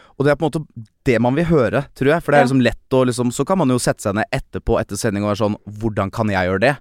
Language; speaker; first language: Norwegian; native; Norwegian